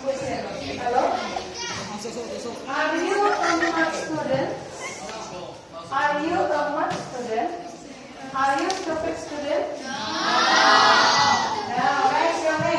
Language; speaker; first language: English; non-native, learner; Indonesian